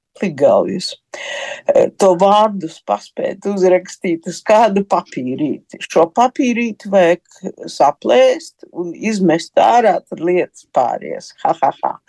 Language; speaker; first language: Latvian; native; Latvian